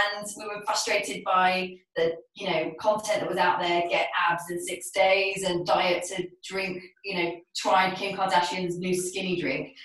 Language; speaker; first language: English; native; English